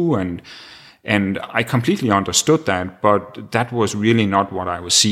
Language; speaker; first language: English; non-native, fluent; Danish